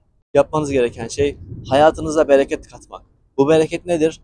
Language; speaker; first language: Turkish; native; Turkish